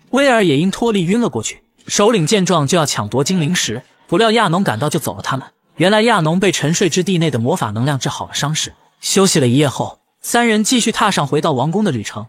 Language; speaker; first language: Chinese; native; Chinese